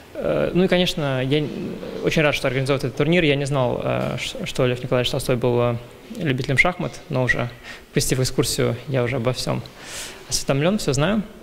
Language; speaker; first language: Russian; early bilingual, heritage; Russian